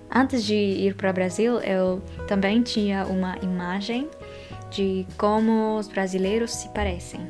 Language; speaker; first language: Portuguese; non-native, fluent; Dutch